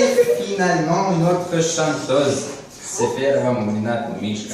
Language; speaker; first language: French; non-native, learner; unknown